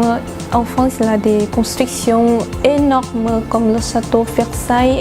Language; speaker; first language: French; non-native, fluent; Vietnamese